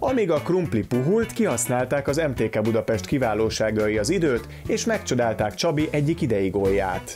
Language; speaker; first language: Hungarian; native; Hungarian